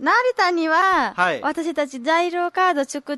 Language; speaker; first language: Japanese; non-native, learner; Nepali